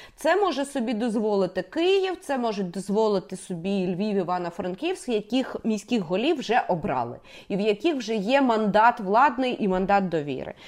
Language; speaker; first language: Ukrainian; native; Ukrainian